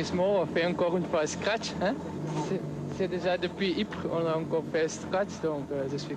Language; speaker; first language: French; non-native, local second language; Dutch